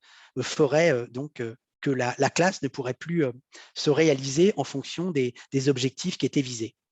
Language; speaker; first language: French; native; French